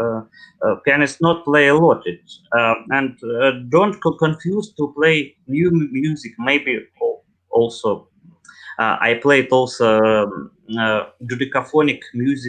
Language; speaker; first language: English; non-native, learner; Russian